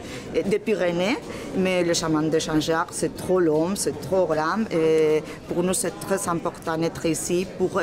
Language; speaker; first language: French; non-native, learner; Spanish